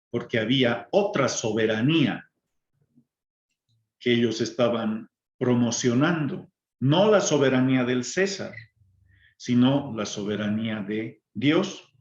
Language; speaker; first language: Spanish; native; Spanish